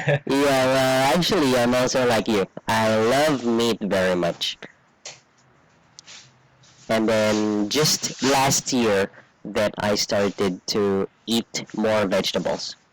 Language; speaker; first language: English; non-native, fluent; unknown